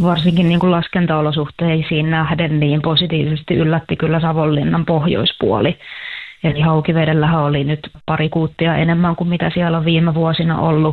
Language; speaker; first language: Finnish; native; Finnish